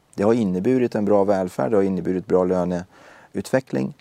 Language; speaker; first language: Swedish; early bilingual, other home language; Persian